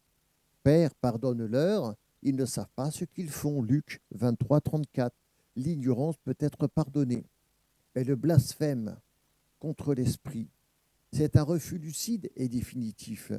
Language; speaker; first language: French; native; French